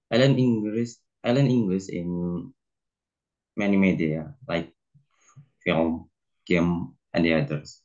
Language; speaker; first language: English; non-native, learner; Indonesian